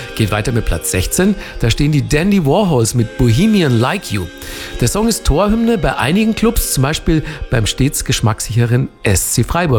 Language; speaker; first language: German; native; German